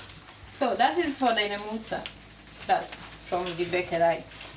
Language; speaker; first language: German; non-native, learner; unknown